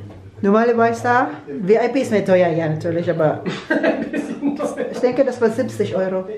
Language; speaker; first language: German; non-native, learner; Filipino